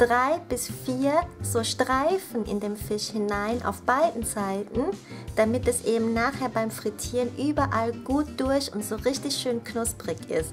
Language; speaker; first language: German; native; German